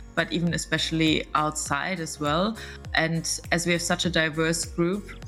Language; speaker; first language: English; non-native, fluent; German